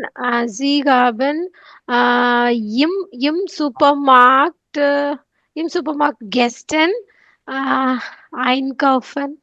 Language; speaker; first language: German; non-native, learner; Tamil